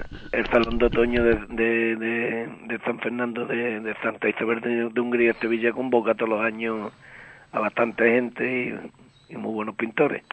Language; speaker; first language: Spanish; native; Spanish